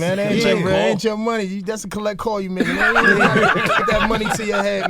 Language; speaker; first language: English; native; English